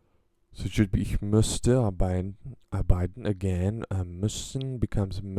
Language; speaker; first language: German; non-native, learner; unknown